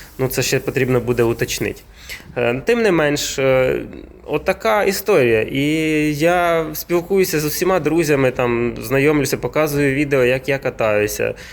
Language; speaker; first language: Ukrainian; native; Ukrainian